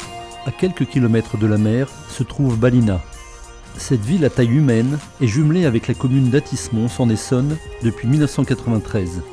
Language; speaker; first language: French; native; French